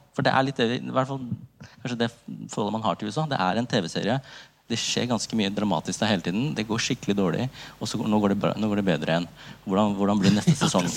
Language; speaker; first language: Norwegian; early bilingual, other home language; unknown